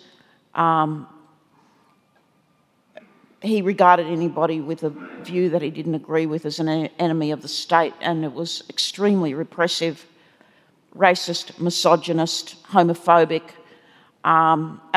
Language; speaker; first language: English; native; English